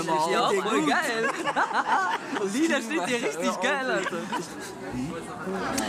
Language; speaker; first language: German; early bilingual, other home language; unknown